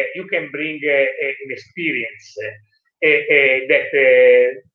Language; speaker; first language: English; non-native, learner; Italian